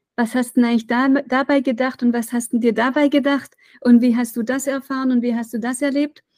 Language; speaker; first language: German; native; German